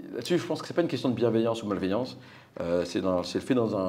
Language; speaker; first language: French; native; French